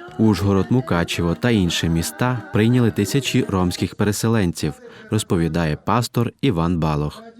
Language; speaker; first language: Ukrainian; native; Ukrainian